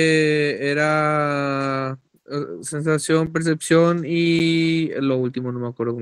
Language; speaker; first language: Spanish; native; Spanish